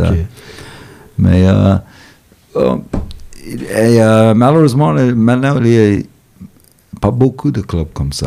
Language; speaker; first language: French; non-native, fluent; English